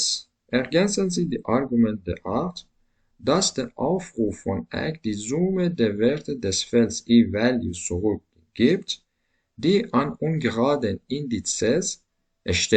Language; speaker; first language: German; non-native, learner; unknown